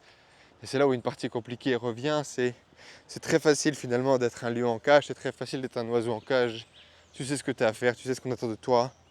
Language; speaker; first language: French; native; French